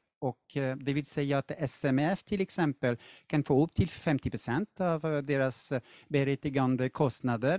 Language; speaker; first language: Swedish; non-native, fluent; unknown